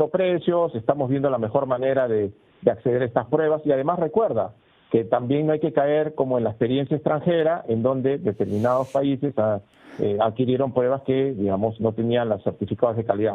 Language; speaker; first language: Spanish; native; Spanish